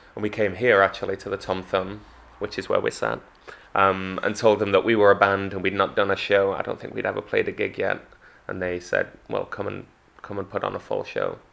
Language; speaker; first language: English; native; English